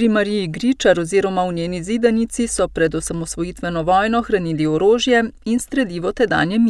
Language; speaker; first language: Slovenian; native; Slovenian